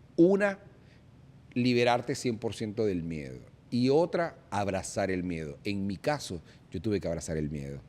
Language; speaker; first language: Spanish; native; Spanish